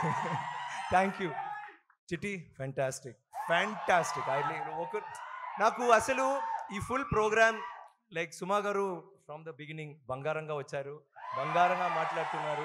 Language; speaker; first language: Telugu; non-native, local second language; Tamil